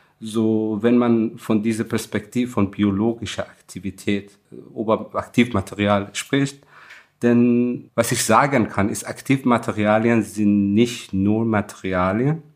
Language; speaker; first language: German; non-native, fluent; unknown